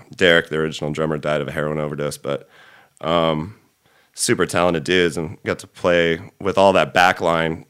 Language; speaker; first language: English; native; English